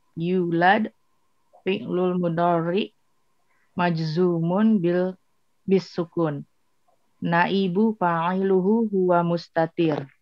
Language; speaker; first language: Arabic; non-native, learner; Indonesian